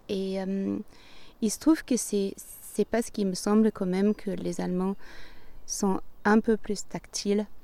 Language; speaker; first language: French; non-native, fluent; German